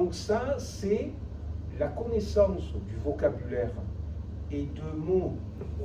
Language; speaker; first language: French; native; French